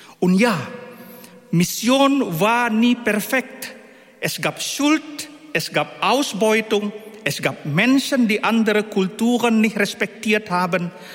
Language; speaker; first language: German; non-native, fluent; Indonesian